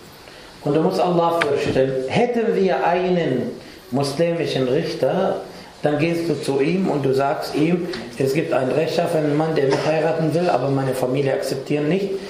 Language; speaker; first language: German; non-native, fluent; Arabic